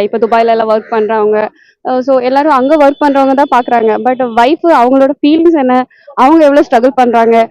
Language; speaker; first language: Tamil; non-native, fluent; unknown